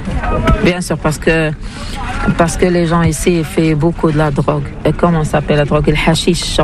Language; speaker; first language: French; non-native, learner; Arabic